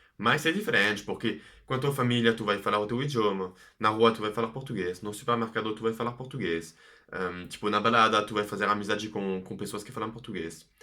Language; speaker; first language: Portuguese; non-native, fluent; French